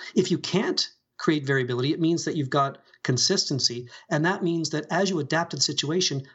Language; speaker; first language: English; native; English